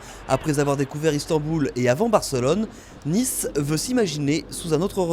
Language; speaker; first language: French; native; French